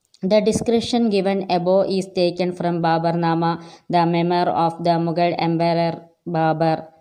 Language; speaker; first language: English; non-native, local second language; Malayalam